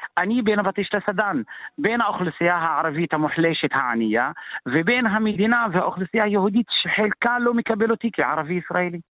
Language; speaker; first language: Hebrew; non-native, local second language; Arabic